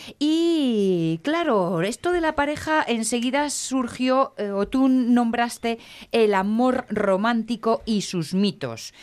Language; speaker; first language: Spanish; native; Spanish